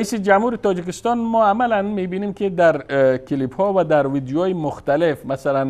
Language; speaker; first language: Persian; native; Persian